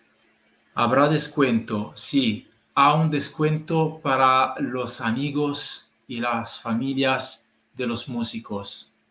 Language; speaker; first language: Spanish; non-native, learner; Italian